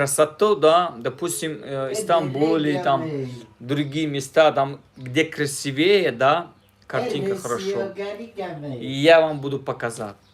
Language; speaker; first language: Russian; non-native, learner; Tajik